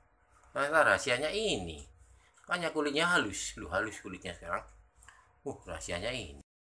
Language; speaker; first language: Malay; non-native, local second language; Javanese